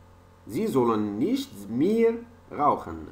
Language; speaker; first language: German; non-native, learner; French